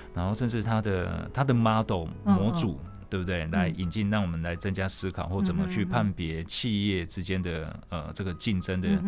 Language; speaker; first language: Chinese; non-native, local second language; Min Nan Chinese